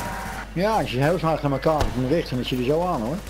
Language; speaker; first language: Dutch; native; Dutch